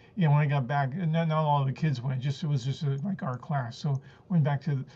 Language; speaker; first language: English; early bilingual, other home language; Spanish